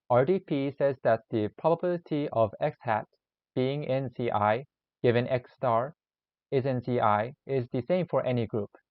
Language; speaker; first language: English; non-native, learner; Korean